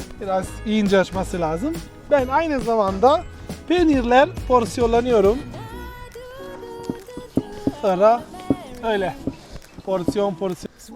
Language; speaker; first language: Turkish; non-native, learner; Italian